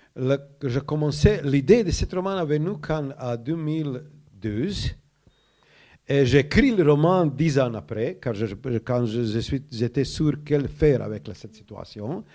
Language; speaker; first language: French; non-native, learner; Croatian